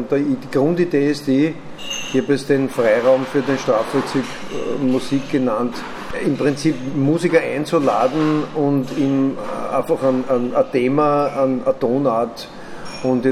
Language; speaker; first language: German; native; German